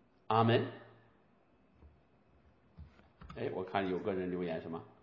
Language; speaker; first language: Chinese; native; Chinese